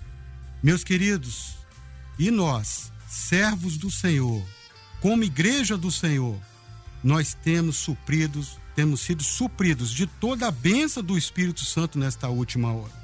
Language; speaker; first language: Portuguese; native; Portuguese